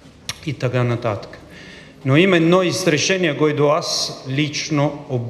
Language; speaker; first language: Bulgarian; non-native, fluent; Italian